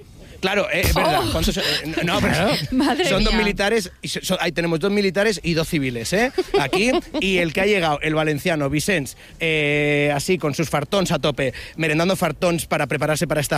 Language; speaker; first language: Spanish; native; Spanish